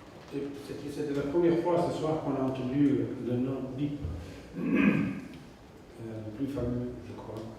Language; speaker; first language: French; non-native, fluent; Serbian